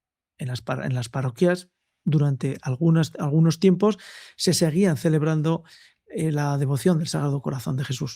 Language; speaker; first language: Spanish; native; Spanish